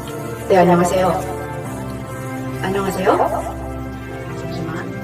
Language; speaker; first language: Korean; non-native, learner; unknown